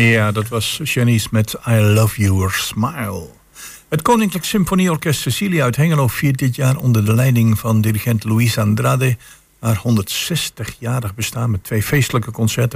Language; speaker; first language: Dutch; native; Dutch